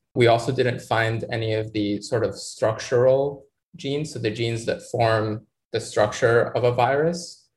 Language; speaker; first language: English; non-native, fluent; Arabic